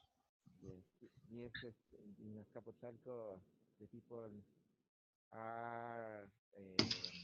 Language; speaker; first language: English; non-native, learner; Spanish